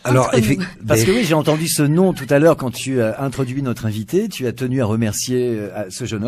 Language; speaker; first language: French; native; French